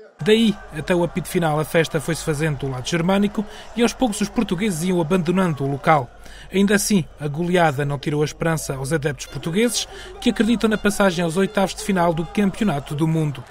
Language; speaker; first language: Portuguese; native; Portuguese